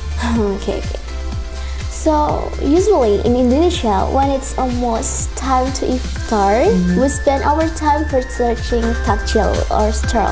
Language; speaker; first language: English; non-native, learner; Indonesian